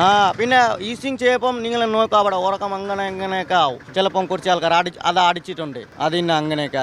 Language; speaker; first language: Malayalam; non-native, learner; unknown